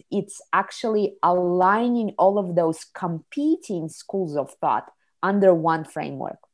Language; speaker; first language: English; non-native, fluent; Kazakh